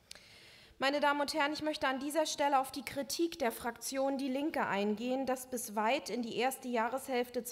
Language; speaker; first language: German; native; German